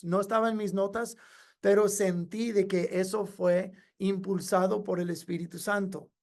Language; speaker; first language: Spanish; non-native, fluent; English